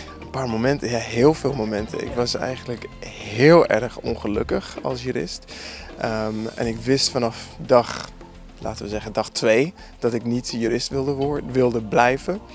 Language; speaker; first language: Dutch; non-native, fluent; English